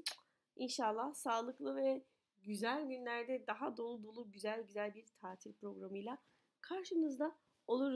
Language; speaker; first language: Turkish; native; Turkish